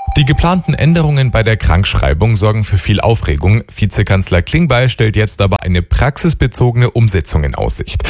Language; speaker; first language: German; native; German